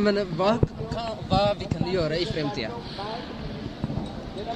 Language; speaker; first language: Norwegian; non-native, learner; Amharic